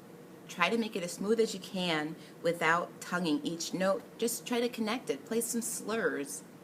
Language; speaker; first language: English; native; English